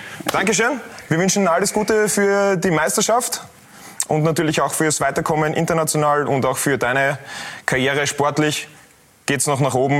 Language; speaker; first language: German; native; German